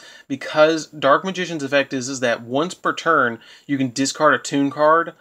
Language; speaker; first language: English; native; English